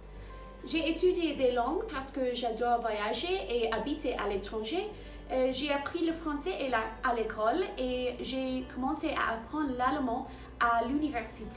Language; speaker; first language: French; non-native, fluent; English